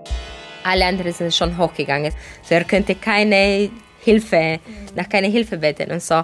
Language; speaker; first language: German; non-native, fluent; Romanian